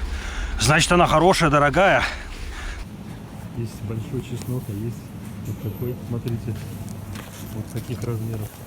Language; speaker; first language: Russian; native; Russian